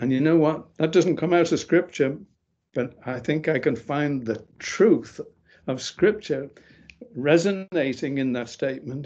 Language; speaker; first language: English; native; English